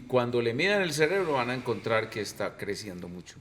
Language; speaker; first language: Spanish; native; Spanish